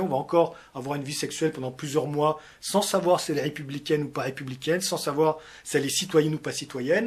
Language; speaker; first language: French; native; French